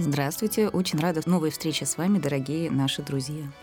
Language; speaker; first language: Russian; native; Russian